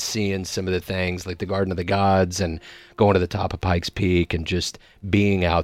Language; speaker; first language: English; native; English